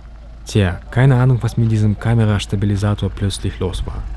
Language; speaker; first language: German; native; German